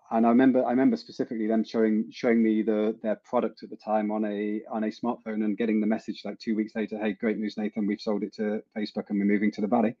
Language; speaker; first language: English; native; English